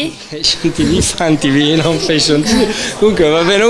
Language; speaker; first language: Italian; native; Italian